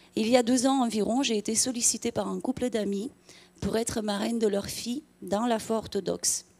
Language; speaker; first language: French; non-native, fluent; Romanian